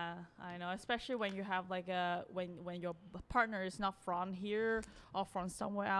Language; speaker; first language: English; early bilingual, other home language; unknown